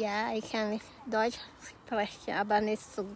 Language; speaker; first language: German; non-native, learner; Cebuano